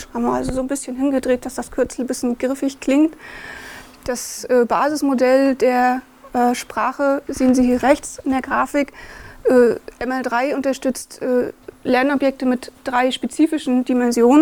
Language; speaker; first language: German; native; German